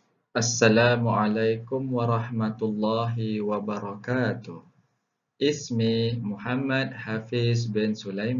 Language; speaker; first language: Arabic; non-native, fluent; Malay